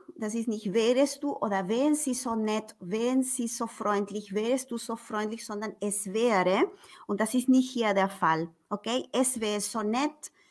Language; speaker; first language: German; non-native, fluent; Spanish